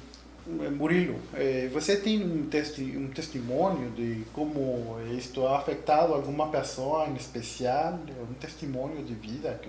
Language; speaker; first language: Portuguese; non-native, learner; Spanish